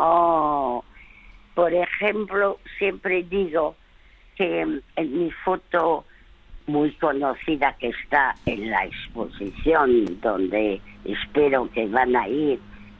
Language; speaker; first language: Spanish; early bilingual, other home language; French